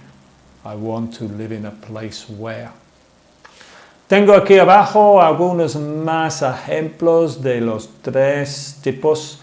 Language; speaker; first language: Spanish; non-native, fluent; English